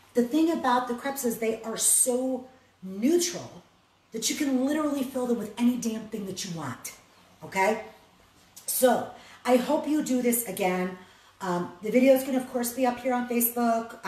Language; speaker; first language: English; native; English